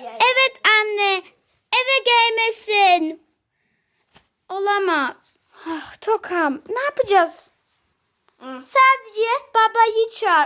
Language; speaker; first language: Turkish; early bilingual, heritage; Turkish